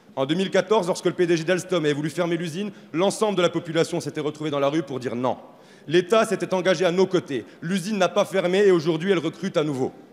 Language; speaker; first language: French; native; French